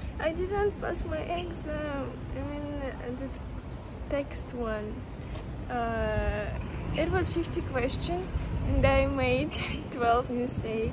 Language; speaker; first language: English; non-native, learner; Russian